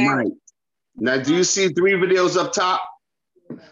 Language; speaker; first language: English; native; English